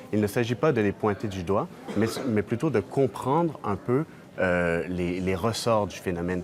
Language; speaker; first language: French; native; French